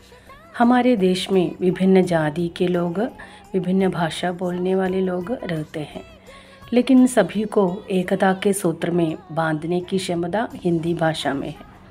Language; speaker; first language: Hindi; non-native, local second language; Malayalam